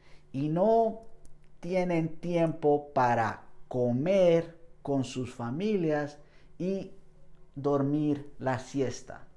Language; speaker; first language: Spanish; non-native, fluent; English